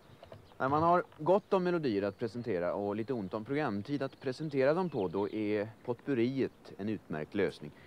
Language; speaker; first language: Swedish; native; Swedish